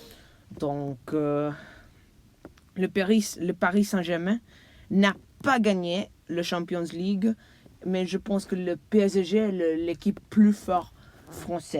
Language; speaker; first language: French; non-native, learner; English